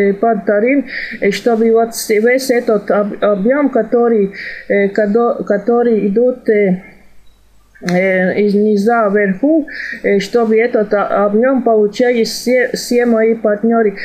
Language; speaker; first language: Russian; non-native, fluent; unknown